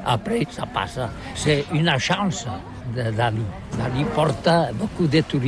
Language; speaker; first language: French; non-native, learner; Catalan